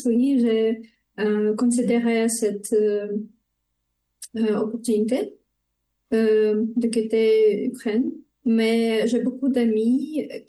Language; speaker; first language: French; non-native, fluent; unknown